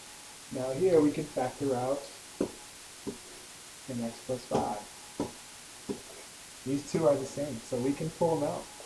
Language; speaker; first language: English; native; English